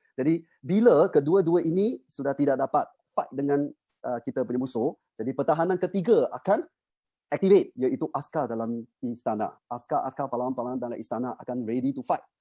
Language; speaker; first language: Malay; non-native, local second language; Chinese